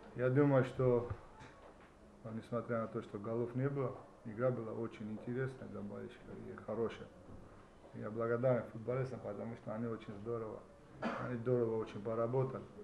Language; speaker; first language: Russian; non-native, fluent; Georgian